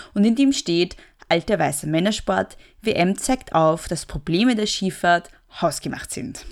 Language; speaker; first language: German; native; German